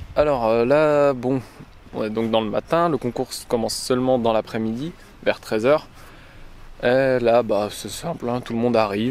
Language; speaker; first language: French; native; French